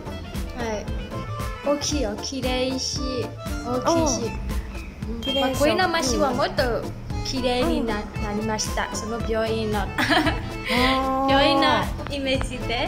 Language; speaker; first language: Japanese; non-native, learner; Burmese